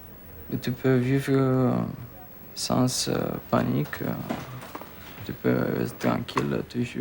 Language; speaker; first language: French; non-native, learner; Romanian